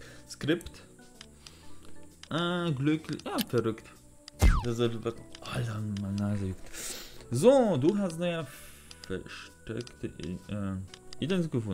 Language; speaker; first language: German; non-native, learner; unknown